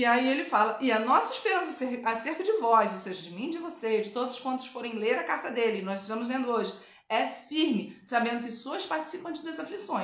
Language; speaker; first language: Portuguese; native; Portuguese